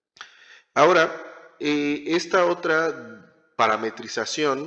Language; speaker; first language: Spanish; native; Spanish